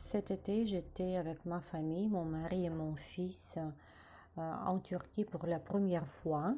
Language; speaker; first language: French; non-native, learner; Russian